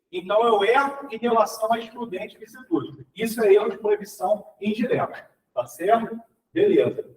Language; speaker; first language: Portuguese; native; Portuguese